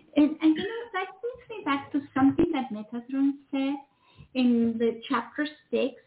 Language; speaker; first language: English; non-native, fluent; Spanish